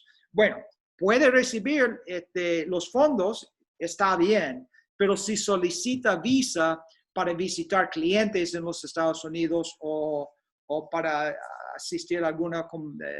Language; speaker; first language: Spanish; non-native, fluent; English